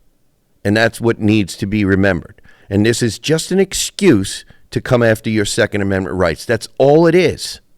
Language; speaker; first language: English; native; English